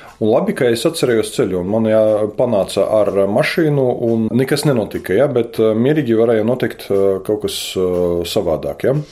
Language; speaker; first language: Latvian; non-native, local second language; Russian